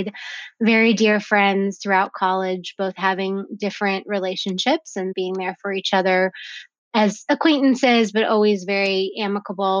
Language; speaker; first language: English; native; English